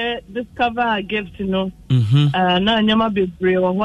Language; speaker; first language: English; non-native, local second language; Akan